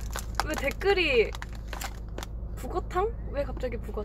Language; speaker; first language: Korean; non-native, fluent; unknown